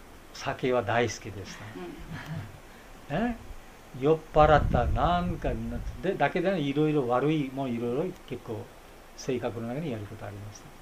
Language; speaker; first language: Japanese; non-native, fluent; Bangla